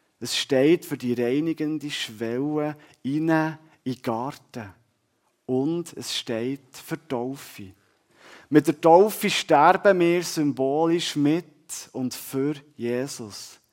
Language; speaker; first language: German; native; German